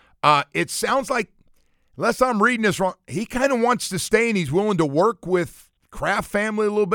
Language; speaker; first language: English; native; English